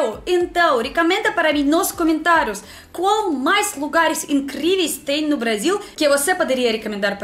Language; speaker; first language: Portuguese; non-native, learner; Russian